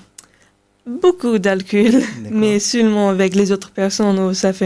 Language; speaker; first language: French; non-native, learner; English